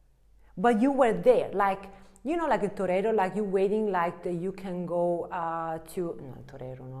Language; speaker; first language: English; non-native, fluent; Italian